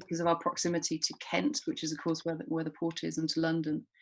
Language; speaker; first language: English; native; English